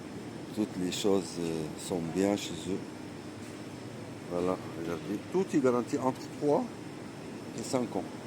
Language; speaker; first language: French; non-native, learner; Arabic